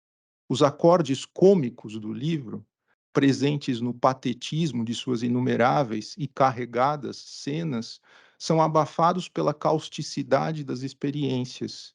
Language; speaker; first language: Portuguese; native; Portuguese